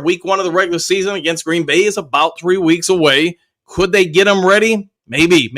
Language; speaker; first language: English; native; English